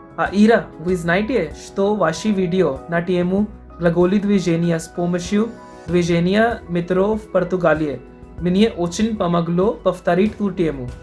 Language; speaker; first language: Russian; non-native, fluent; Hindi